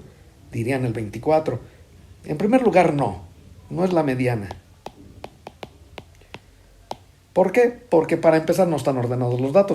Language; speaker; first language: Spanish; native; Spanish